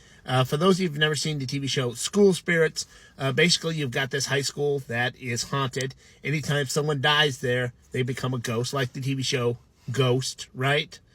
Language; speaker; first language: English; native; English